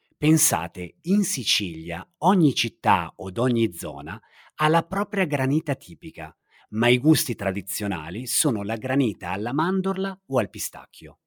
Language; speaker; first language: Italian; native; Italian